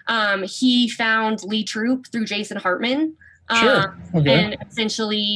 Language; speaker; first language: English; native; English